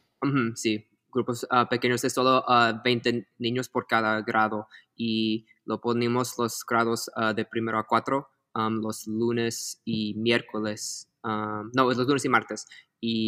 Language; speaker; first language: Spanish; early bilingual, heritage; Spanish